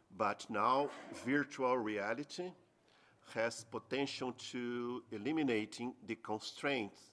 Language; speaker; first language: English; non-native, fluent; Portuguese